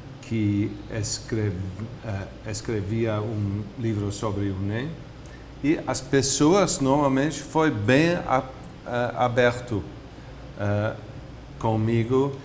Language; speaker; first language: Portuguese; non-native, fluent; English